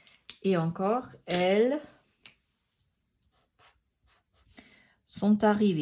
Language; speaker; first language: French; non-native, fluent; German